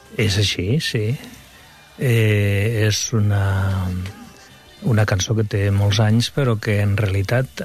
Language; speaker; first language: Catalan; non-native, local second language; Spanish